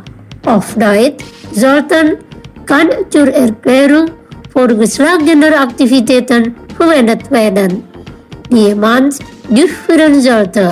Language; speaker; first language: German; non-native, fluent; Indonesian